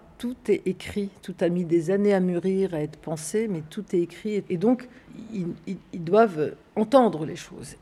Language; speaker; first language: French; early bilingual, other home language; Arabic